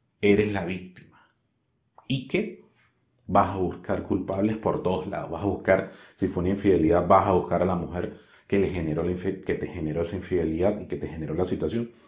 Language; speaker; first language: Spanish; native; Spanish